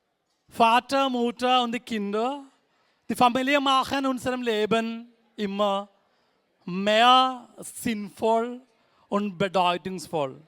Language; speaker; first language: German; non-native, fluent; Malayalam